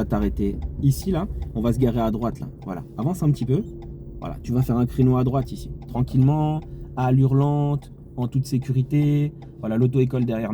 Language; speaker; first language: French; native; French